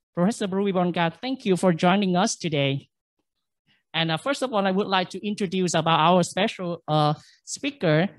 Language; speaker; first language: English; non-native, fluent; Vietnamese